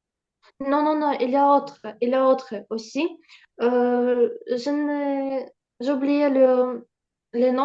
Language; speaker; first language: French; non-native, learner; Ukrainian